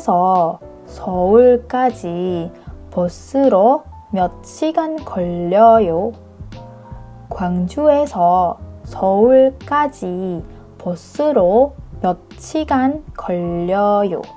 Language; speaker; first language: Korean; non-native, fluent; Indonesian